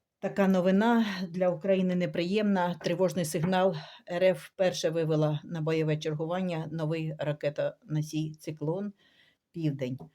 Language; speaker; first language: Ukrainian; native; Ukrainian